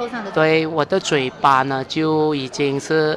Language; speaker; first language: Chinese; native; Chinese